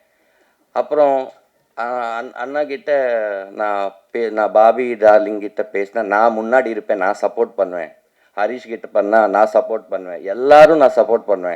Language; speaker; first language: Tamil; non-native, learner; Telugu